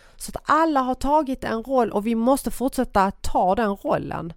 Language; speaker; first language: Swedish; early bilingual, other home language; Persian